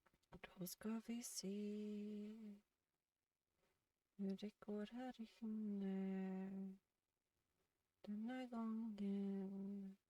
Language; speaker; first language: Swedish; native; Swedish